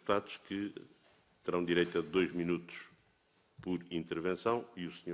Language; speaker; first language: Portuguese; native; Portuguese